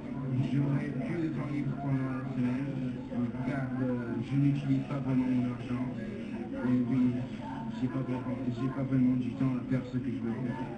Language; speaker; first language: French; non-native, learner; English